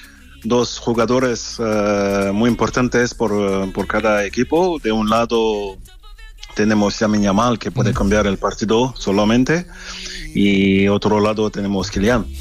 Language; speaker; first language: Spanish; non-native, fluent; French